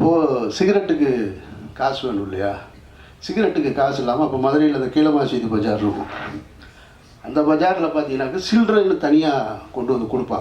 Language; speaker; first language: Tamil; native; Tamil